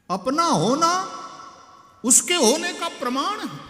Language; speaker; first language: Hindi; non-native, local second language; Gujarati